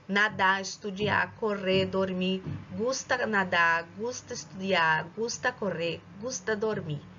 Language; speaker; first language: Spanish; non-native, fluent; Portuguese